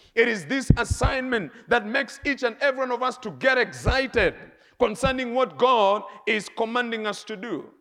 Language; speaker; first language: English; non-native, local second language; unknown